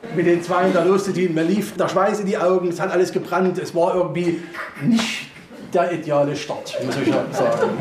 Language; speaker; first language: German; native; German